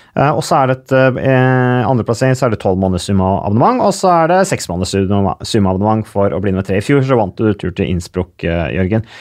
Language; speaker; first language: Norwegian; native; Norwegian